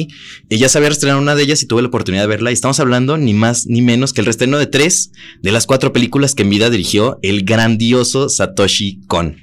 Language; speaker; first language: Spanish; native; Spanish